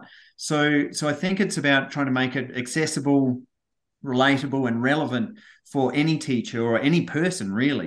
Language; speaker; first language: English; native; English